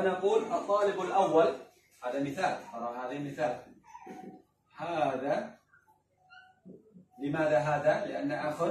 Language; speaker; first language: Arabic; non-native, fluent; Khmer